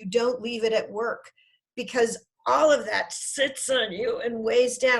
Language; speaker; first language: English; native; English